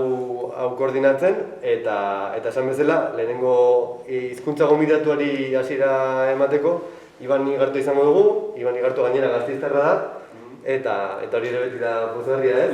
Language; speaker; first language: Basque; native; Basque